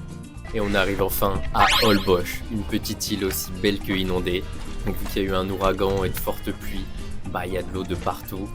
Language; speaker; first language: French; native; French